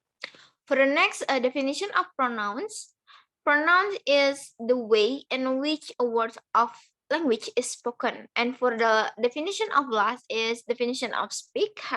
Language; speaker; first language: English; non-native, learner; Indonesian